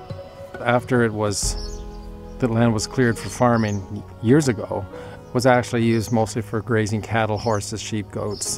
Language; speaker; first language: English; native; English